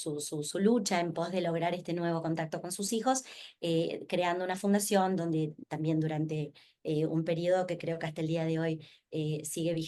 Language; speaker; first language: Spanish; native; Spanish